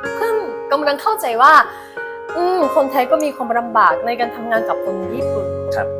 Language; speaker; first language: Thai; non-native, fluent; Japanese